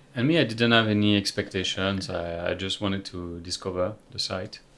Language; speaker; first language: English; non-native, fluent; French